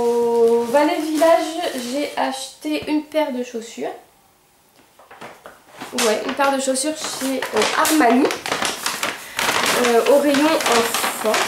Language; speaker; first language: French; native; French